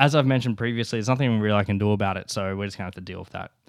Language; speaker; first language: English; native; English